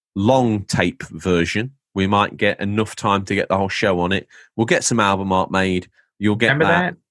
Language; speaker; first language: English; native; English